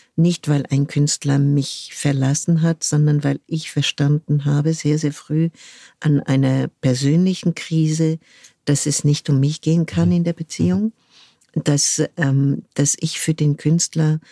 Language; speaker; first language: German; non-native, fluent; French